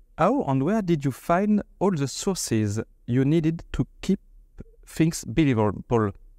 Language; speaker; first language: English; non-native, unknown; French